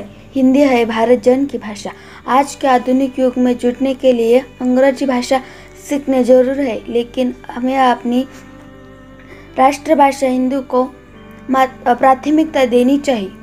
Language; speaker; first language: Hindi; non-native, local second language; Marathi